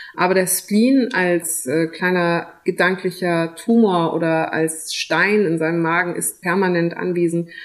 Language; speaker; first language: German; early bilingual, other home language; French